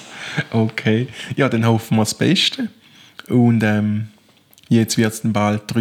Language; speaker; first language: German; native; German